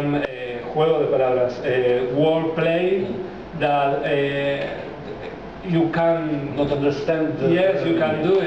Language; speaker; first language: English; non-native, learner; Spanish